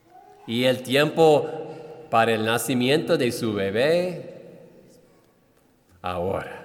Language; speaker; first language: Spanish; non-native, fluent; English